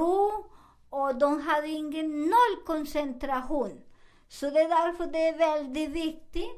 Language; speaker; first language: Swedish; non-native, learner; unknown